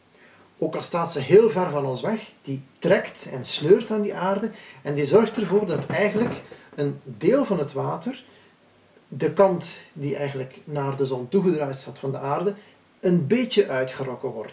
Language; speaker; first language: Dutch; native; Dutch